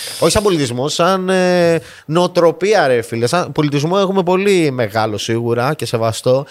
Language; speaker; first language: Greek; native; Greek